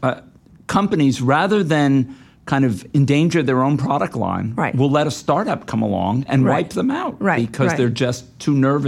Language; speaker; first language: English; native; English